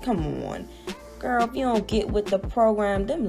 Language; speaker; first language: English; native; English